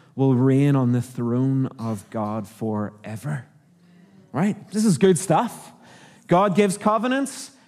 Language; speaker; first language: English; native; English